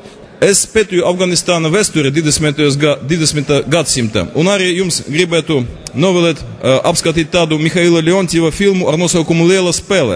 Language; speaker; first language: Latvian; non-native, local second language; Russian